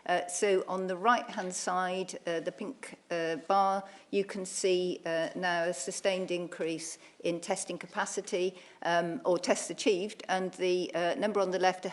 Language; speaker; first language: English; native; English